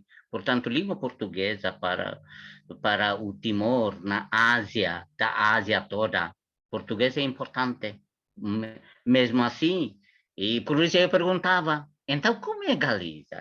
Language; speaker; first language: Portuguese; non-native, learner; Tetum